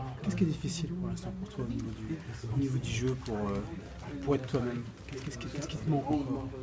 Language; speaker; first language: French; native; French